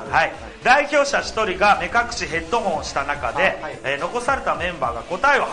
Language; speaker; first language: Japanese; native; Japanese